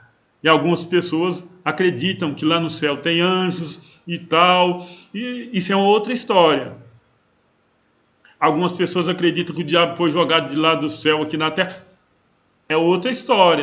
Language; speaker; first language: Portuguese; native; Portuguese